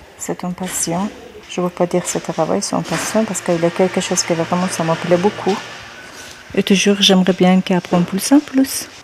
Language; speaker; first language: French; non-native, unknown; Persian